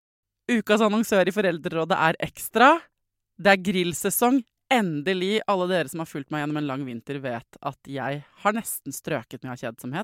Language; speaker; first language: Norwegian; native; Norwegian